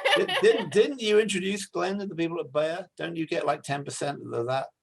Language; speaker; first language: English; native; English